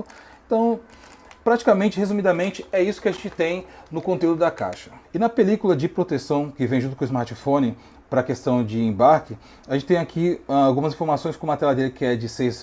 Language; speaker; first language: Portuguese; native; Portuguese